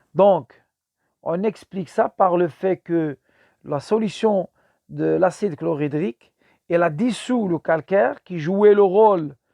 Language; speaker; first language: French; non-native, local second language; Arabic